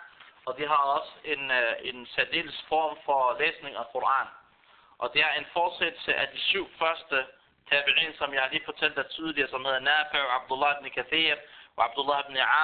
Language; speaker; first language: Danish; early bilingual, other home language; Arabic